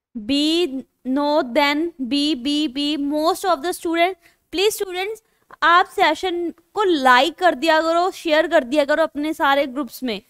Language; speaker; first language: Hindi; non-native, local second language; Punjabi